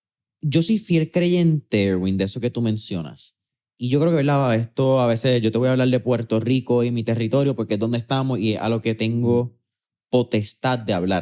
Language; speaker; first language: Spanish; native; Spanish